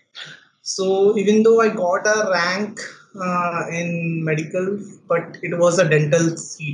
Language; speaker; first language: English; non-native, local second language; Odia